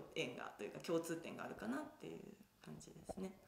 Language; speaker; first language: Japanese; native; Japanese